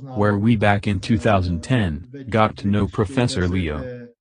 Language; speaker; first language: English; non-native, fluent; Croatian